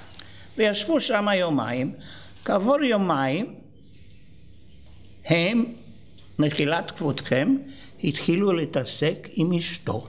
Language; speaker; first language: Hebrew; non-native, fluent; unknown